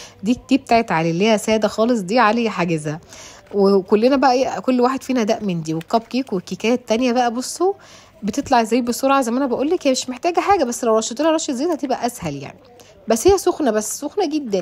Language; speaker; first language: Arabic; native; Arabic